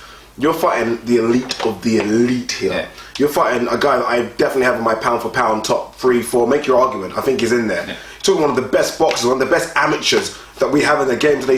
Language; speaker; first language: English; native; English